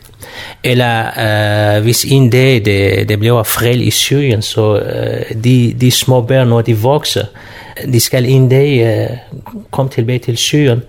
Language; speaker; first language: Danish; non-native, fluent; Kurdish